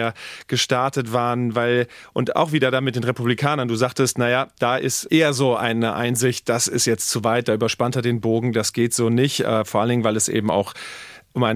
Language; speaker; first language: German; native; German